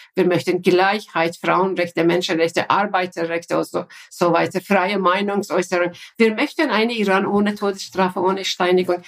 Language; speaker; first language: German; non-native, fluent; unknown